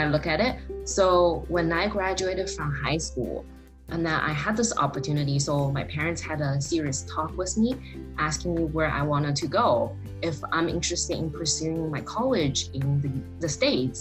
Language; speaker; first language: English; non-native, fluent; Chinese